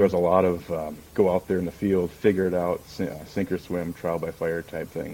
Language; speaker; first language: English; native; English